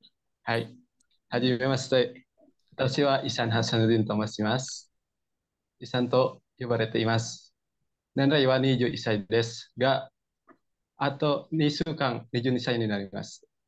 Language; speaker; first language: Japanese; non-native, learner; Indonesian